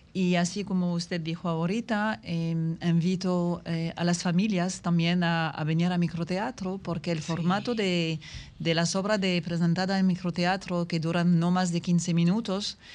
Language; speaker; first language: Spanish; non-native, fluent; French